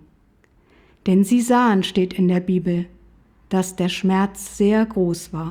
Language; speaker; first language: German; native; German